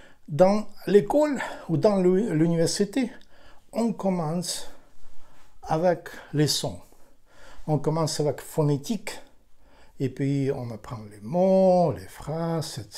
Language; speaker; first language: French; non-native, fluent; Ukrainian